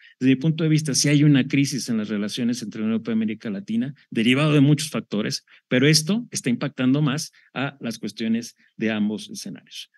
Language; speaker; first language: Spanish; native; Spanish